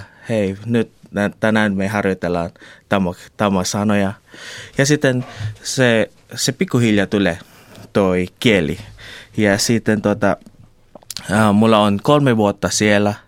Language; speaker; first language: Finnish; non-native, learner; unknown